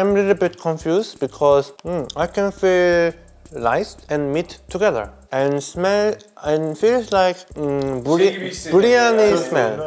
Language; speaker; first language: English; non-native, learner; Korean